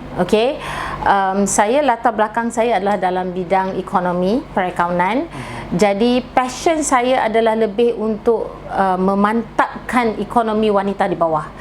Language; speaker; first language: Malay; native; Malay